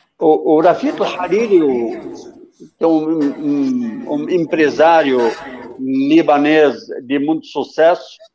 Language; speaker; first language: Portuguese; non-native, fluent; Arabic